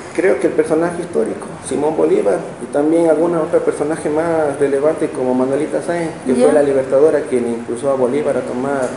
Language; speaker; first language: Spanish; native; Spanish